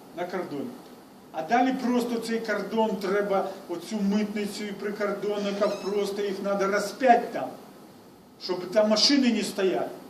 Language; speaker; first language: Ukrainian; non-native, local second language; Russian